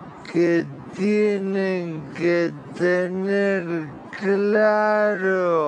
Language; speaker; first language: Spanish; native; Spanish